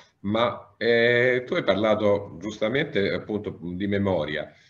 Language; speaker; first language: Italian; native; Italian